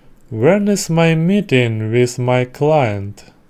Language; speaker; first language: English; non-native, learner; Russian